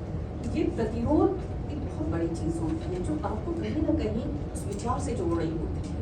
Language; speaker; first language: Hindi; native; Hindi